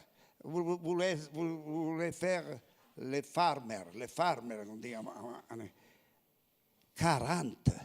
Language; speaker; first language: French; non-native, fluent; Italian